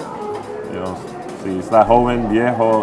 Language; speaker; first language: Spanish; non-native, fluent; English